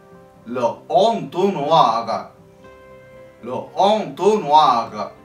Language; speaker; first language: French; non-native, fluent; Arabic